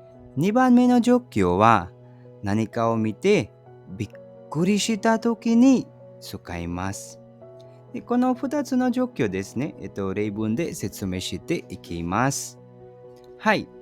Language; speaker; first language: Japanese; non-native, fluent; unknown